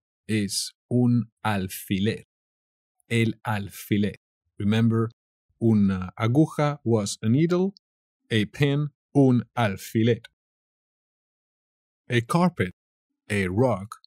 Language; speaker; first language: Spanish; native; Spanish